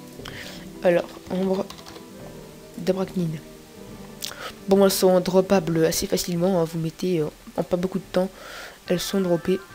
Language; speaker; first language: French; native; French